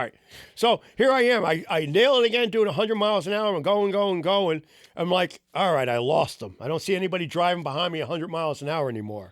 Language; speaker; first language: English; native; English